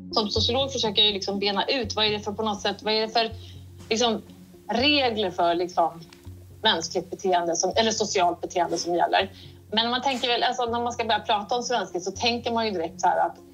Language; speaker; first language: Swedish; native; Swedish